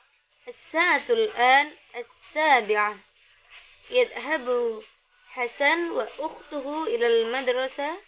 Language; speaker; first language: Arabic; non-native, learner; Indonesian